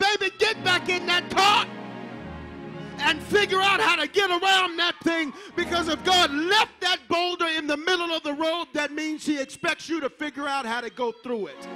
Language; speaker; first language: English; native; English